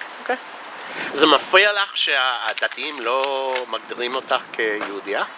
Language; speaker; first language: Hebrew; non-native, fluent; English